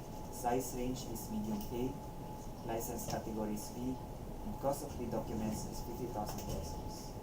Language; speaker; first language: English; non-native, local second language; Cebuano